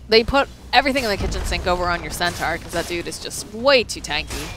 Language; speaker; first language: English; native; English